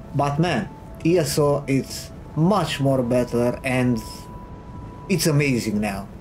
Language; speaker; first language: English; non-native, fluent; Romanian